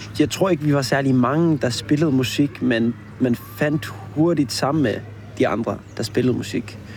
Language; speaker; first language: Danish; non-native, local second language; Faroese